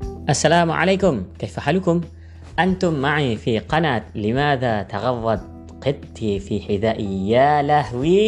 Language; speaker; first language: Arabic; non-native, fluent; Malay